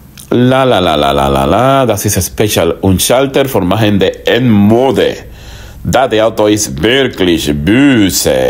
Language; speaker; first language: German; non-native, learner; Spanish